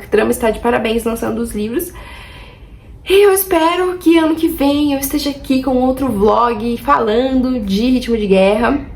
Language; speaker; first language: Portuguese; native; Portuguese